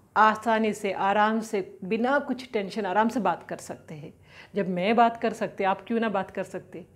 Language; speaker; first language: Hindi; non-native, local second language; Telugu